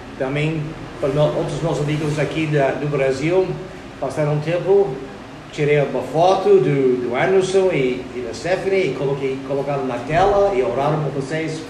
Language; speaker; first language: Portuguese; non-native, fluent; English